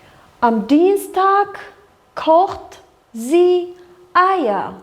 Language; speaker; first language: German; non-native, fluent; Kyrgyz